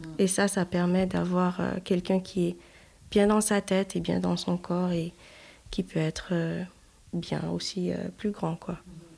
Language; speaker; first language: French; non-native, local second language; Haitian Creole